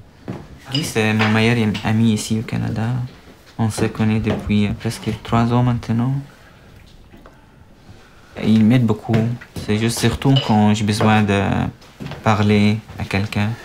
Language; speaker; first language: French; non-native, fluent; Arabic